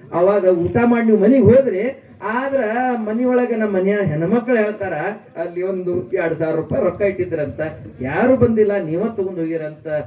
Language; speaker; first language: Kannada; non-native, local second language; Urdu